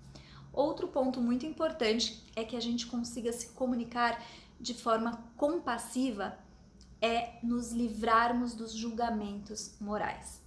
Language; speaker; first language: Portuguese; native; Portuguese